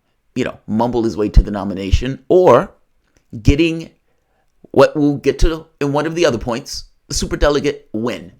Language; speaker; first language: English; native; English